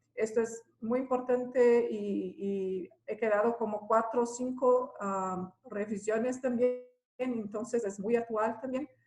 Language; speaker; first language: Spanish; non-native, fluent; Portuguese